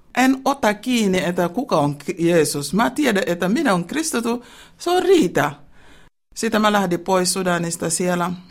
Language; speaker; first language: Finnish; non-native, learner; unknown